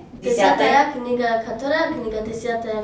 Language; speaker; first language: Russian; non-native, learner; Tajik